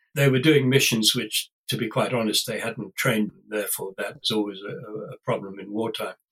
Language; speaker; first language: English; native; English